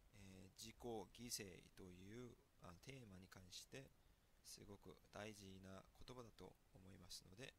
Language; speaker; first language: Japanese; non-native, fluent; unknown